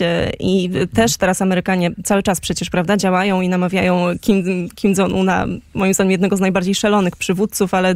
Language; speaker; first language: Polish; native; Polish